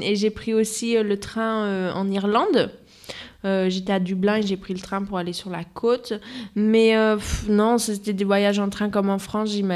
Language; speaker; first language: French; native; French